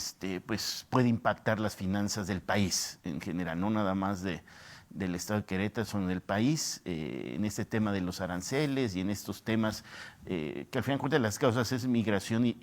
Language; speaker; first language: Spanish; native; Spanish